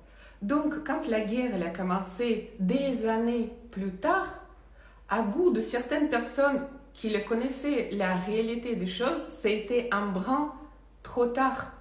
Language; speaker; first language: French; non-native, fluent; Russian